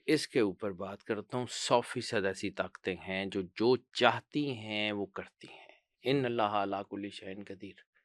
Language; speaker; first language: Urdu; non-native, local second language; Punjabi